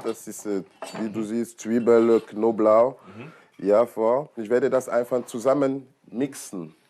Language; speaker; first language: German; non-native, learner; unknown